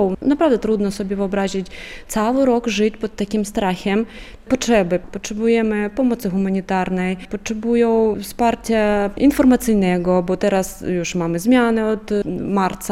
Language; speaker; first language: Polish; non-native, fluent; Ukrainian